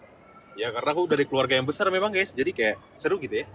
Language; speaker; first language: Indonesian; native; Indonesian